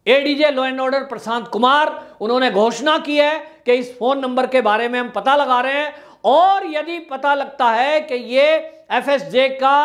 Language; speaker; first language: Hindi; native; Hindi